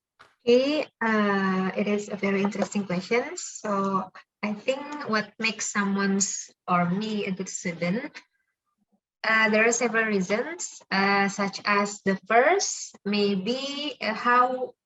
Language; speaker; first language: English; non-native, fluent; Indonesian